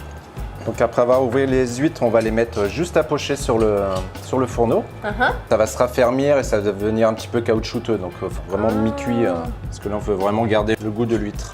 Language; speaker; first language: French; native; French